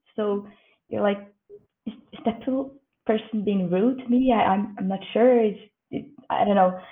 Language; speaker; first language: English; non-native, fluent; Portuguese